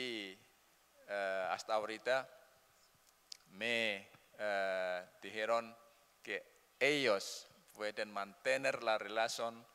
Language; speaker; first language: Spanish; non-native, learner; Indonesian